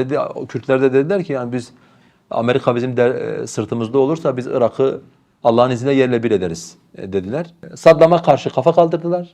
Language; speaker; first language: Turkish; non-native, local second language; Kurdish